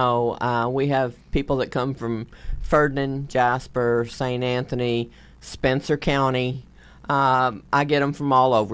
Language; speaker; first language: English; native; English